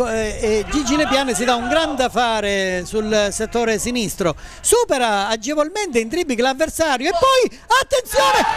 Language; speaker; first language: Italian; native; Italian